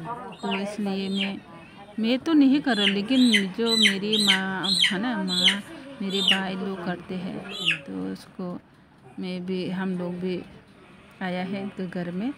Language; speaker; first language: Hindi; non-native, local second language; Kok Borok